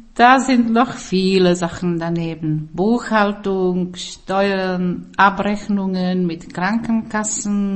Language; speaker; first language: German; non-native, fluent; Czech